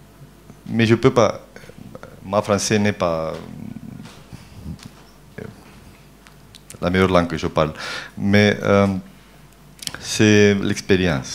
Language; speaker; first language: French; non-native, fluent; Romanian